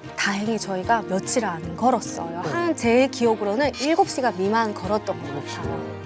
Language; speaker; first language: Korean; native; Korean